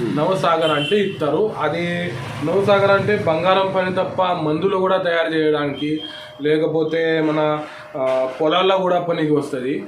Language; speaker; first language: Telugu; non-native, fluent; Marathi